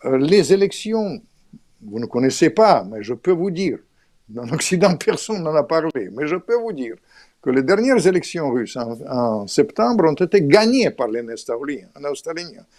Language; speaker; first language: French; non-native, fluent; Russian